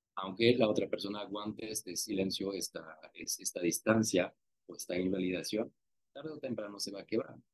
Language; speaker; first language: Spanish; non-native, fluent; French